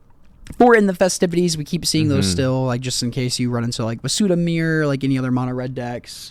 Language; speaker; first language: English; native; English